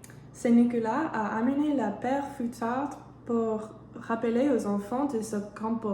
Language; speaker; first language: French; non-native, learner; English